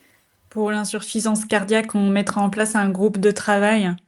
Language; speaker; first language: French; native; French